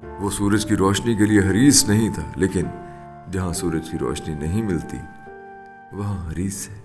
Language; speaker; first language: Urdu; non-native, local second language; Punjabi